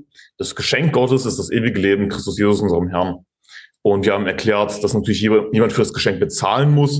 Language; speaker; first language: German; native; German